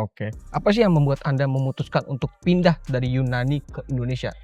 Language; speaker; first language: Indonesian; native; Indonesian